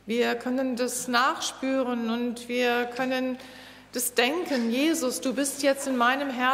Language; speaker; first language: German; native; German